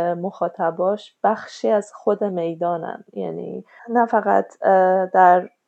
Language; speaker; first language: Persian; native; Persian